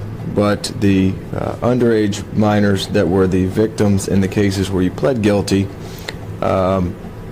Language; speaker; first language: English; native; English